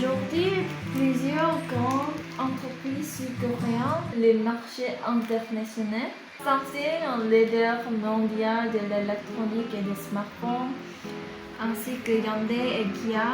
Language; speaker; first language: French; non-native, fluent; Korean